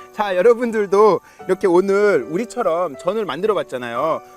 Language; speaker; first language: Korean; non-native, fluent; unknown